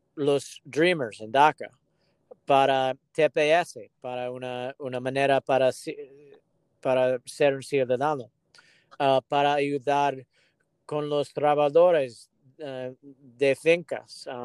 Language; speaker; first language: Spanish; non-native, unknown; English